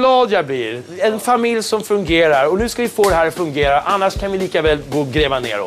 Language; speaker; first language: Swedish; native; Swedish